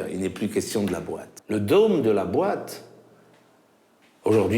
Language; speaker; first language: French; native; French